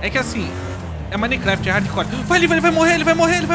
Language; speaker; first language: Portuguese; native; Portuguese